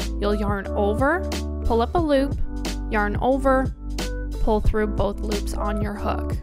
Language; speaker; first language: English; native; English